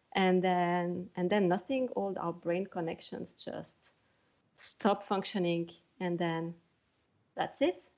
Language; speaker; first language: English; non-native, fluent; French